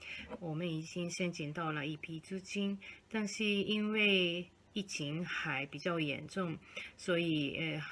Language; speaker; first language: Chinese; non-native, fluent; Japanese